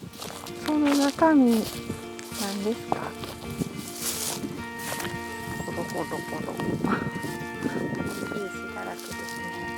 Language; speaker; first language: Japanese; native; Japanese